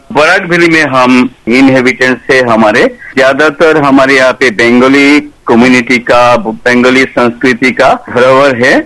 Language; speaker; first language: Hindi; non-native, local second language; Bangla